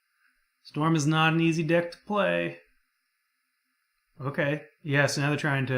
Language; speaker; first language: English; native; English